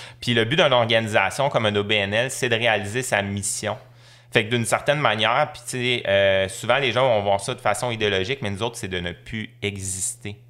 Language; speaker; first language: French; native; French